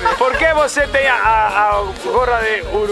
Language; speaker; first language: Portuguese; non-native, learner; Spanish